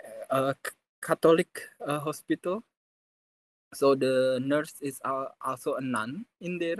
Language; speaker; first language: English; non-native, fluent; Indonesian